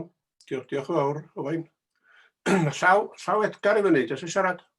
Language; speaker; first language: Welsh; native; Welsh